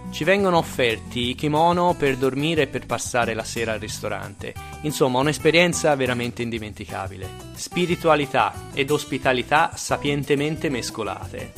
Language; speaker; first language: Italian; native; Italian